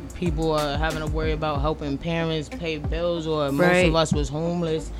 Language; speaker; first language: English; native; English